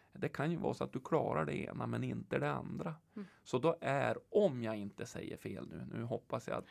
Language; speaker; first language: Swedish; native; Swedish